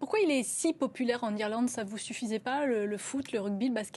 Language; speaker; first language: French; native; French